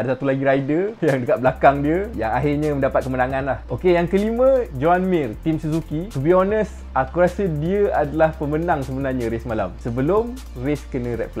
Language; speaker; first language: Malay; native; Malay